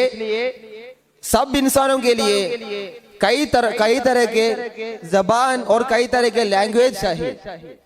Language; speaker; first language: Hindi; non-native, local second language; Malayalam